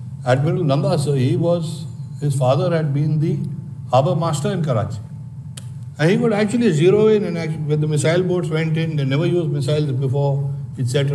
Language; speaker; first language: English; non-native, local second language; Hindi